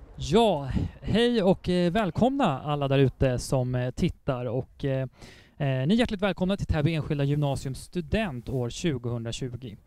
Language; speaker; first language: Swedish; native; Swedish